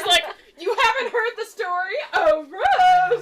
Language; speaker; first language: English; native; English